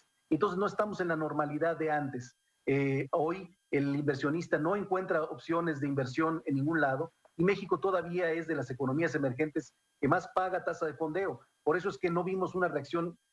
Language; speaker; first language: Spanish; native; Spanish